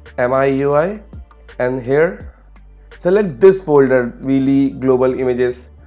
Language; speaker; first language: English; non-native, local second language; Hindi